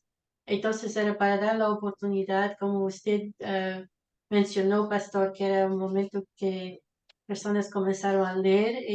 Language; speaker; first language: Spanish; non-native, fluent; Portuguese